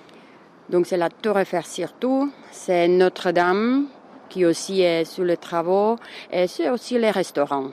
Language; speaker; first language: French; non-native, fluent; Czech